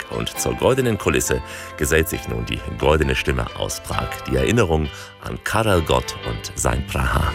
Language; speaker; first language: German; native; German